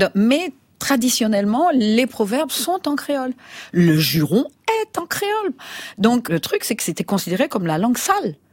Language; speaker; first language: French; native; French